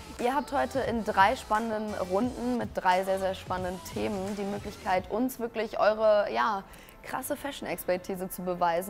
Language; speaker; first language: German; native; German